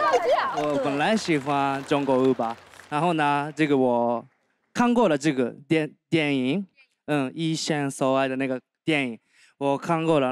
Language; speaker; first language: Chinese; non-native, learner; Japanese